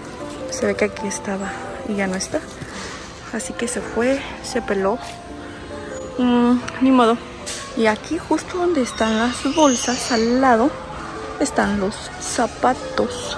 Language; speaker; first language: Spanish; native; Spanish